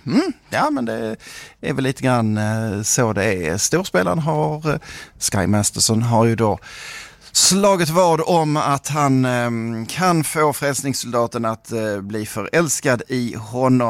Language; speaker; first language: Swedish; native; Swedish